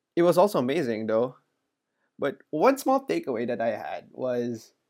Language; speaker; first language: English; non-native, local second language; Filipino